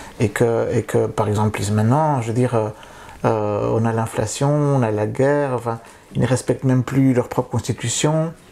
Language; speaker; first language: French; early bilingual, other home language; Spanish